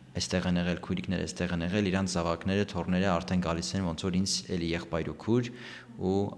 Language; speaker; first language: Armenian; early bilingual, heritage; Armenian